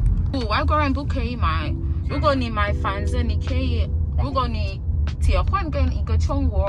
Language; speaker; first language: Chinese; non-native, fluent; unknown